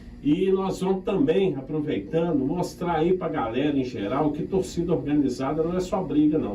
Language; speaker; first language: Portuguese; native; Portuguese